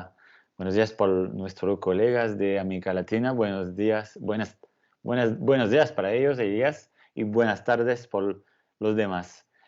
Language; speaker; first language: Spanish; non-native, fluent; French